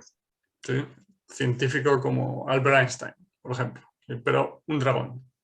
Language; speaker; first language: Spanish; non-native, fluent; English